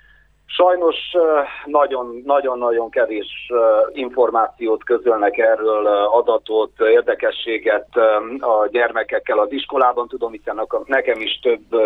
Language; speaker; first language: Hungarian; native; Hungarian